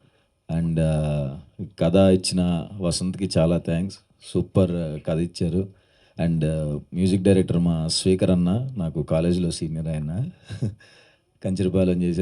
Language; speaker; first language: Telugu; native; Telugu